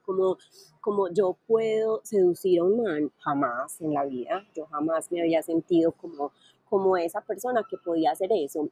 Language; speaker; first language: Spanish; native; Spanish